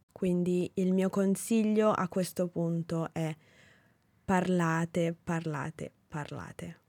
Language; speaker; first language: Italian; native; Italian